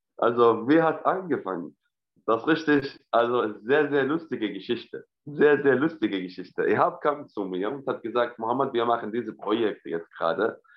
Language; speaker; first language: German; non-native, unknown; Arabic